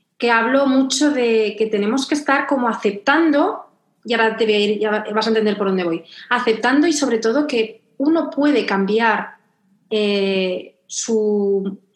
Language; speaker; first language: Spanish; native; Spanish